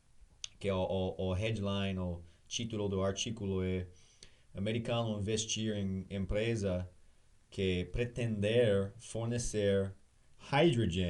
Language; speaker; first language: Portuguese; non-native, learner; English